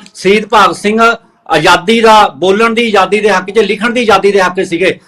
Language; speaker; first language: Punjabi; native; Punjabi